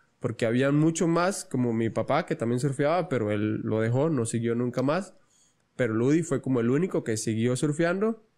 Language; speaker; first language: Spanish; native; Spanish